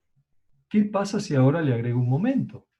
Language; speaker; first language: Spanish; native; Spanish